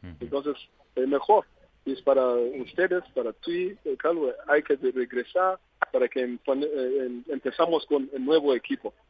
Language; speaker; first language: Spanish; non-native, learner; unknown